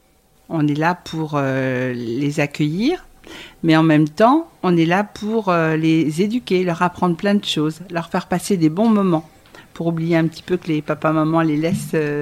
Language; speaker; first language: French; native; French